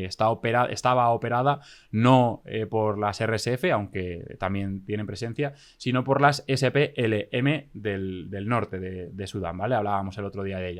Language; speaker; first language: Spanish; native; Spanish